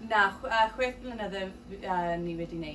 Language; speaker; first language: Welsh; non-native, local second language; English